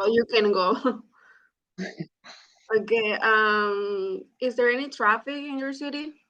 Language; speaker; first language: English; non-native, learner; Spanish